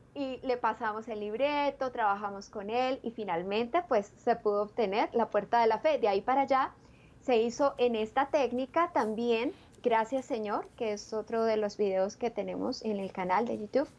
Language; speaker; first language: Spanish; native; Spanish